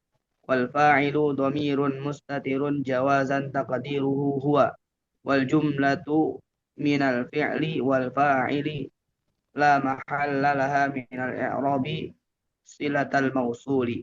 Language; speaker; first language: Arabic; non-native, learner; Indonesian